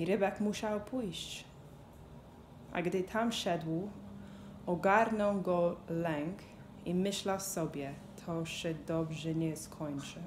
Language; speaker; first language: Polish; early bilingual, heritage; Polish